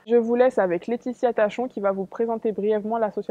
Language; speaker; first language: French; native; French